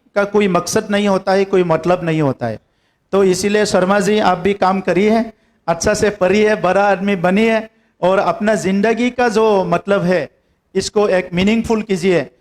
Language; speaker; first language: Hindi; non-native, local second language; Assamese